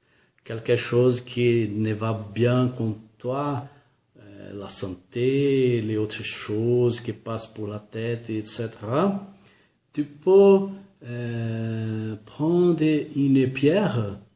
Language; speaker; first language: French; non-native, learner; Portuguese